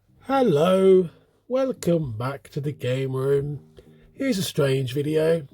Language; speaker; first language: English; native; English